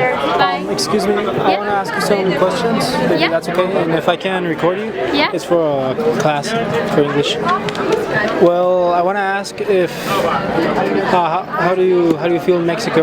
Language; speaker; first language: English; non-native, learner; Spanish